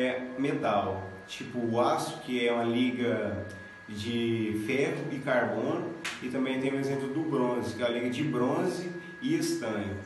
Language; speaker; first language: Portuguese; native; Portuguese